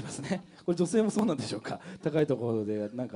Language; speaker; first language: Japanese; native; Japanese